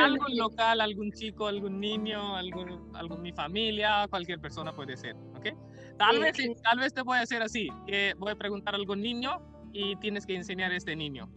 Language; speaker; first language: Spanish; non-native, learner; Hindi